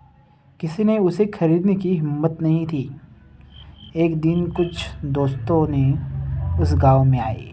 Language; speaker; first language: Hindi; native; Hindi